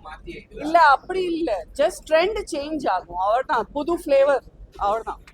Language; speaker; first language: Tamil; non-native, fluent; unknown